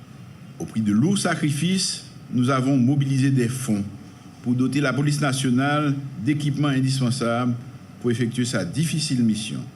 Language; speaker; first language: French; non-native, local second language; Haitian Creole